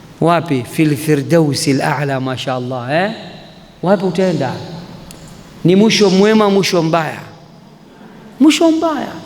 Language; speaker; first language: Swahili; native; Swahili